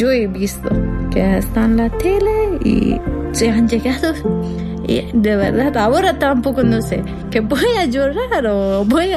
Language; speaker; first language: Spanish; non-native, learner; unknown